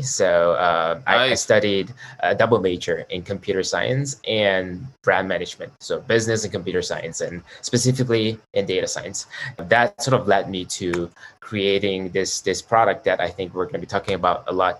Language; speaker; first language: English; non-native, local second language; Chinese